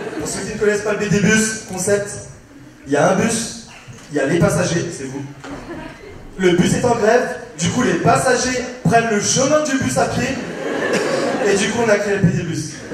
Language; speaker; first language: French; early bilingual, other home language; Vietnamese